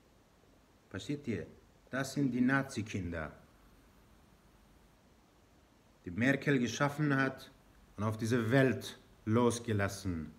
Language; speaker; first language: German; non-native, learner; Persian